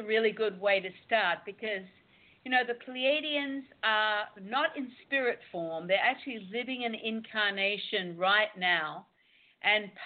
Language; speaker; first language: English; native; English